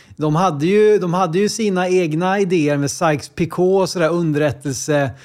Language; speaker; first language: Swedish; native; Swedish